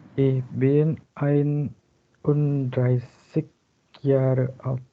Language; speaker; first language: German; non-native, learner; Indonesian